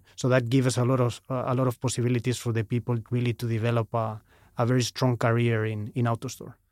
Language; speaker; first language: English; non-native, fluent; Spanish